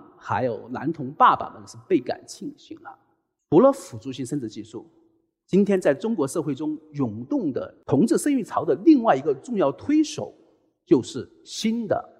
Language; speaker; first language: Chinese; native; Chinese